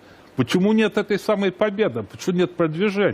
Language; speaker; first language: Russian; native; Russian